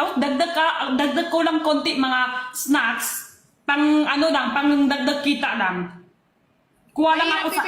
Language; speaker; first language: Filipino; non-native, learner; Chinese